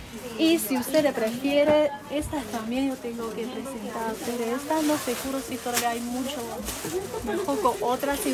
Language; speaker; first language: Spanish; non-native, learner; Chinese